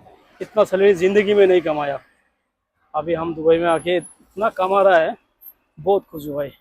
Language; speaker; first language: Hindi; non-native, local second language; Rangpuri